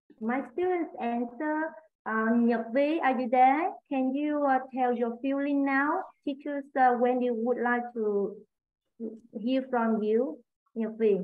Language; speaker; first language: English; non-native, learner; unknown